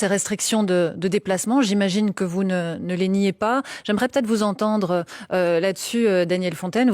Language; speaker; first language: French; native; French